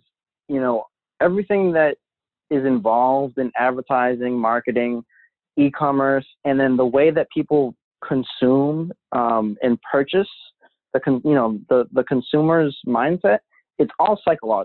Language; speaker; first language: English; native; English